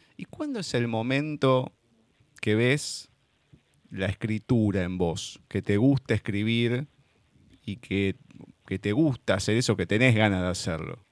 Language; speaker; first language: Spanish; native; Spanish